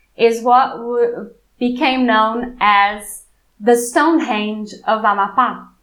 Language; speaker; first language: English; non-native, fluent; Portuguese